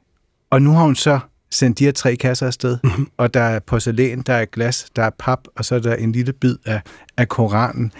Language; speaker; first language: Danish; native; Danish